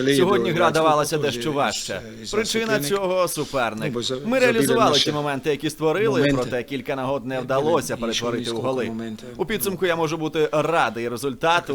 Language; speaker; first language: Ukrainian; non-native, local second language; Russian